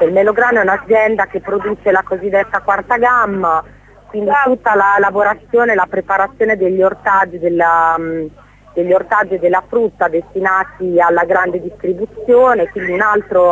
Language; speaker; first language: Italian; native; Italian